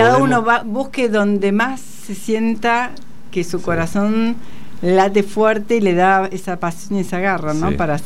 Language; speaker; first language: Spanish; native; Spanish